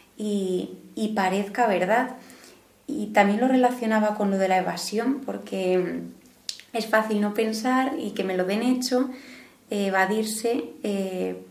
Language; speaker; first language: Spanish; native; Spanish